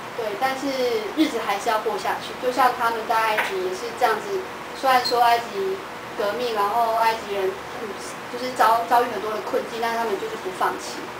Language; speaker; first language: Chinese; native; Chinese